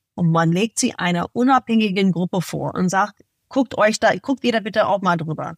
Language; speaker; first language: German; non-native, fluent; English